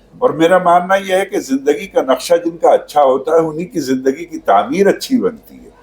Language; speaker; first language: Urdu; native; Urdu